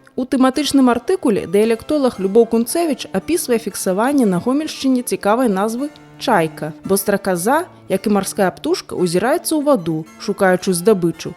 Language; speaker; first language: Belarusian; native; Belarusian